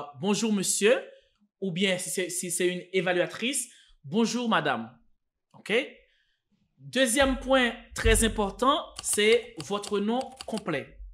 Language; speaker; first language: French; non-native, local second language; Haitian Creole